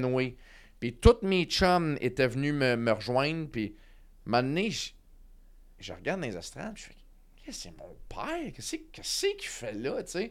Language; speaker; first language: French; native; French